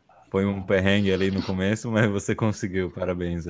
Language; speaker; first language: Portuguese; non-native, fluent; English